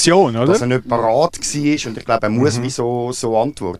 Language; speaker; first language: German; native; German